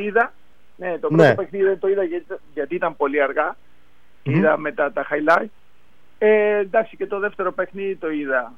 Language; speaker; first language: Greek; non-native, fluent; Spanish